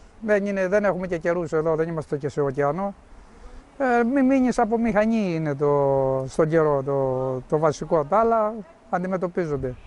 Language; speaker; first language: Greek; native; Greek